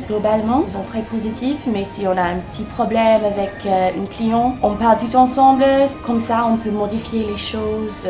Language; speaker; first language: French; non-native, learner; English